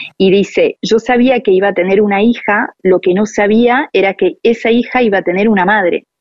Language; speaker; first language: Spanish; non-native, fluent; French